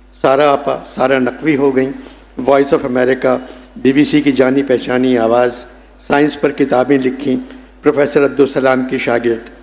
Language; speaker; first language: Urdu; native; Urdu